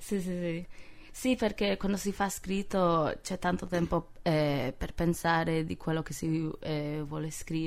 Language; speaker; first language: Italian; non-native, fluent; English